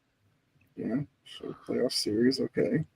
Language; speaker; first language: English; native; English